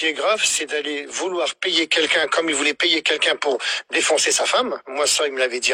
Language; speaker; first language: French; native; French